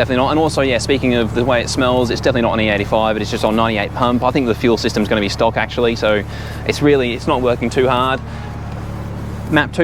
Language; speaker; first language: English; native; English